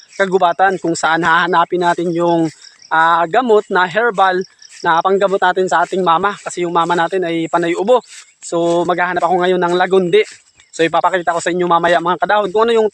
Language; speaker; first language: Filipino; non-native, local second language; Masbatenyo